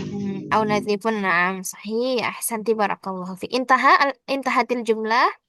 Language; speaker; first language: Arabic; non-native, fluent; Indonesian